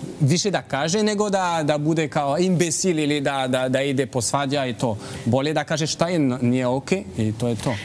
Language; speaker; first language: Serbian; non-native, learner; French